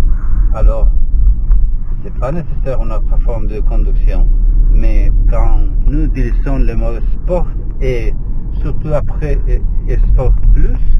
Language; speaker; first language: French; non-native, learner; Spanish